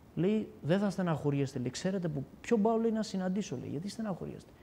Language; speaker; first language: Greek; early bilingual, other home language; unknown